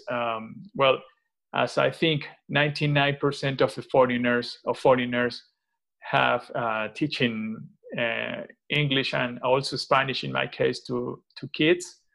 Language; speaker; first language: English; non-native, fluent; Spanish